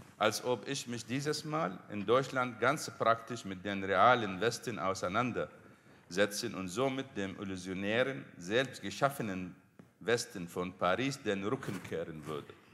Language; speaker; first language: German; non-native, fluent; Arabic